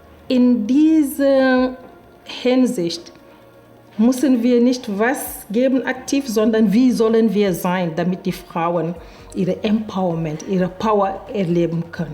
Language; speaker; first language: German; non-native, fluent; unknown